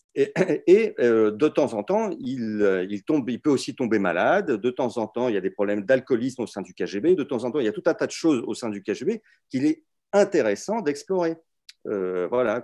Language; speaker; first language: French; early bilingual, other home language; Russian